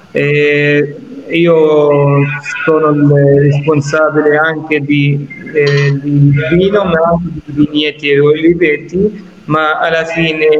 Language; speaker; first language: Italian; non-native, fluent; Arabic